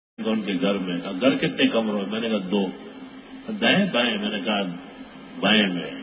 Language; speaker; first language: Urdu; non-native, local second language; Pashto